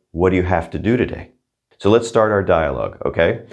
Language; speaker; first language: English; native; English